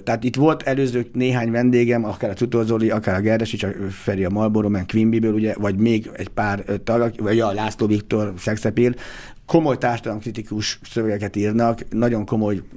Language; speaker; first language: Hungarian; native; Hungarian